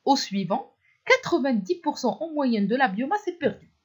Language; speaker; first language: French; non-native, local second language; Arabic